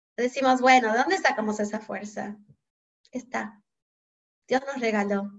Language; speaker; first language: Spanish; non-native, fluent; English